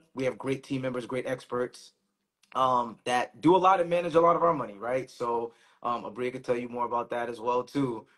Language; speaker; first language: English; native; English